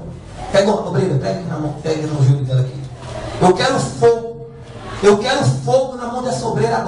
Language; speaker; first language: Portuguese; native; Portuguese